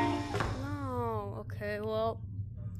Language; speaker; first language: English; native; English